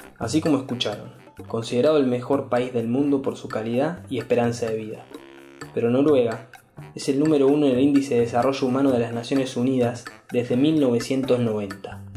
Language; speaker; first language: Spanish; native; Spanish